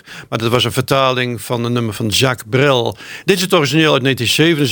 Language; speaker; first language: Dutch; native; Dutch